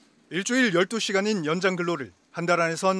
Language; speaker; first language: Korean; native; Korean